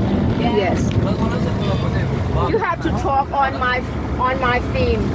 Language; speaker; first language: English; non-native, learner; Thai